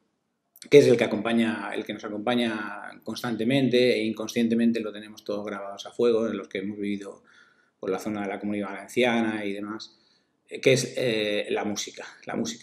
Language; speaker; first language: Spanish; native; Spanish